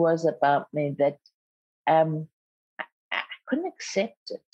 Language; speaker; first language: English; non-native, local second language; Zulu